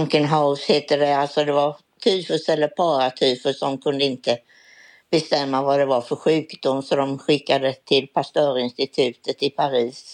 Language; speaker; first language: Swedish; native; Swedish